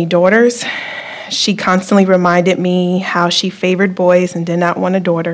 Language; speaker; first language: English; native; English